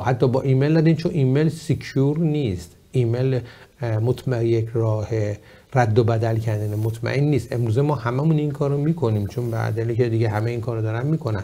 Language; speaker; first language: Persian; native; Persian